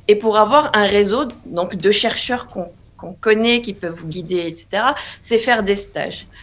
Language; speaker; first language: French; non-native, local second language; Arabic